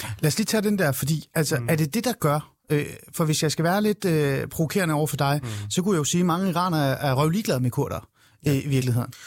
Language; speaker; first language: Danish; early bilingual, other home language; Persian